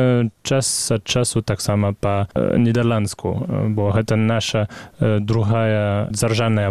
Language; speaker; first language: Belarusian; non-native, fluent; French